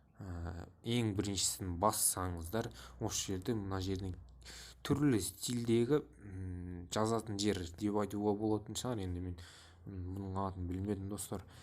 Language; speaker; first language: Kazakh; non-native, local second language; Russian